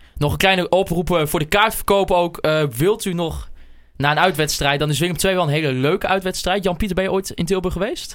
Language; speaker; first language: Dutch; native; Dutch